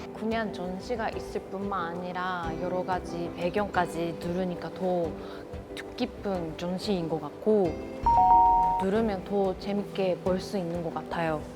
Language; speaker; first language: Korean; non-native, fluent; Japanese